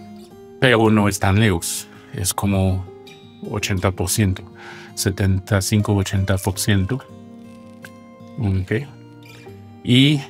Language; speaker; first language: Spanish; non-native, fluent; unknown